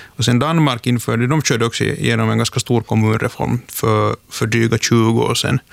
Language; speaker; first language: Swedish; non-native, local second language; Finnish